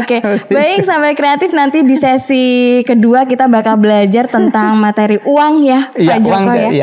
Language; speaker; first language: Indonesian; native; Indonesian